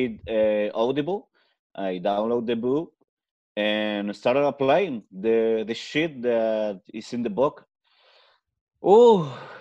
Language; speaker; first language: English; non-native, fluent; Spanish